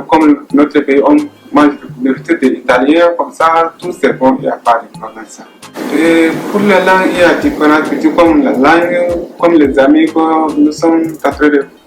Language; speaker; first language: French; non-native, learner; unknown